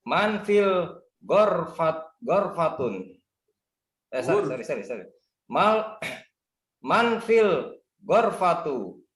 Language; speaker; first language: Arabic; non-native, learner; Indonesian